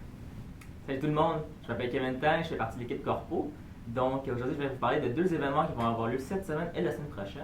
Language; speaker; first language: French; native; French